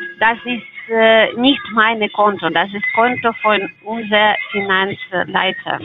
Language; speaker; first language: German; non-native, learner; Russian